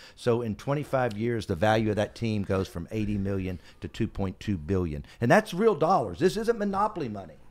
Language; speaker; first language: English; native; English